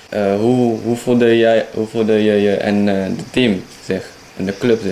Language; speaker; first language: Dutch; non-native, fluent; Indonesian